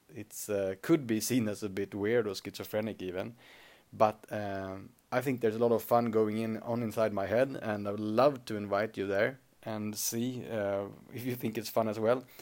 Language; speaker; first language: English; non-native, fluent; Swedish